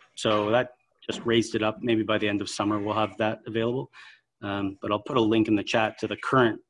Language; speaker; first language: English; native; English